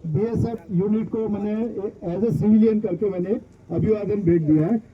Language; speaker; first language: Hindi; non-native, local second language; Marathi